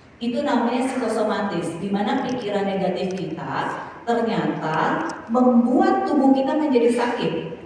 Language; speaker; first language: Indonesian; native; Indonesian